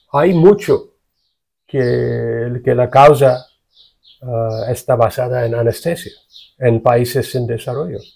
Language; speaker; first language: Spanish; non-native, fluent; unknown